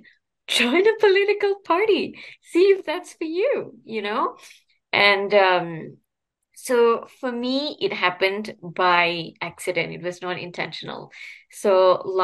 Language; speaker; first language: English; non-native, local second language; Tamil